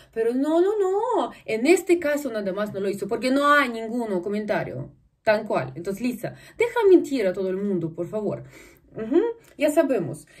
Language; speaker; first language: Spanish; non-native, fluent; Russian